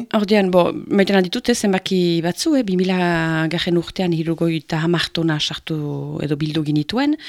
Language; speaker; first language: Basque; native; Basque